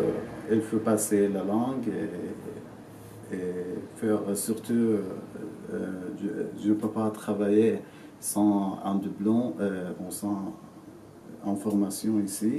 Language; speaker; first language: French; non-native, learner; Arabic